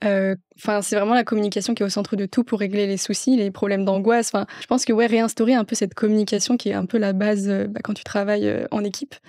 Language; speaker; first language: French; native; French